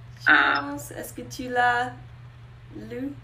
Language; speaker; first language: French; non-native, learner; English